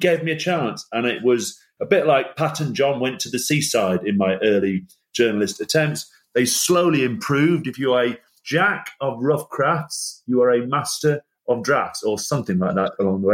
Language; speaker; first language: English; native; English